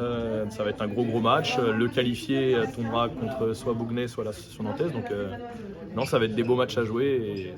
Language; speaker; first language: French; native; French